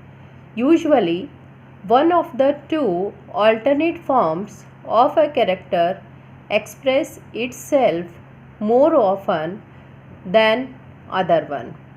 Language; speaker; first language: English; non-native, local second language; Gujarati